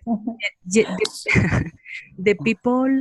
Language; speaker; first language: English; non-native, learner; Spanish